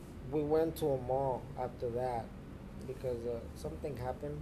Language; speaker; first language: English; early bilingual, other home language; Spanish